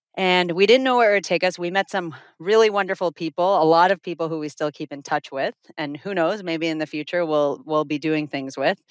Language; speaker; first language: English; non-native, fluent; Finnish